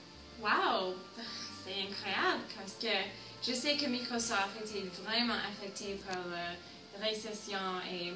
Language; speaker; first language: French; non-native, learner; English